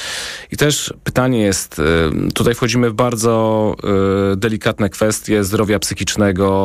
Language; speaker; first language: Polish; native; Polish